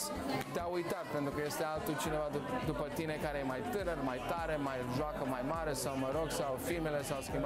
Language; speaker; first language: Romanian; early bilingual, heritage; Romanian